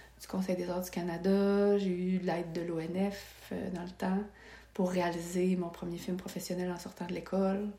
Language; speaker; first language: French; native; French